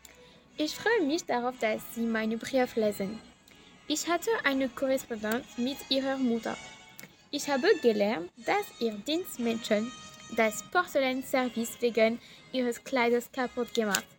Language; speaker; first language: German; non-native, learner; French